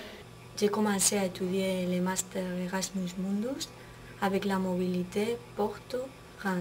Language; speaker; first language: French; non-native, fluent; Spanish